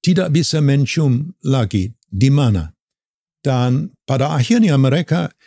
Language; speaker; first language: Indonesian; non-native, fluent; English